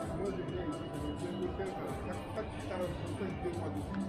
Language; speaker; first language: French; non-native, learner; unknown